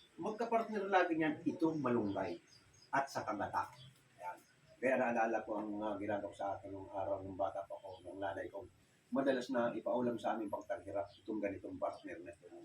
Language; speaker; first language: Filipino; non-native, local second language; Bikol